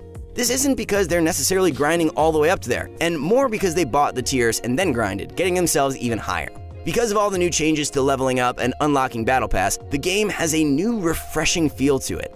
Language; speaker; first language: English; native; English